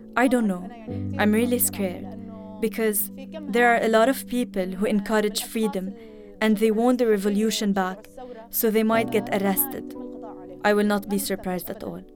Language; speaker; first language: English; early bilingual, other home language; Arabic